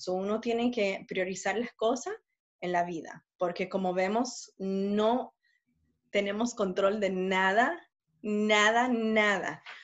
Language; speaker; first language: Spanish; early bilingual, heritage; Spanish